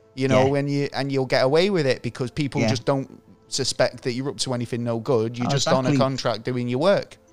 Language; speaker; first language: English; native; English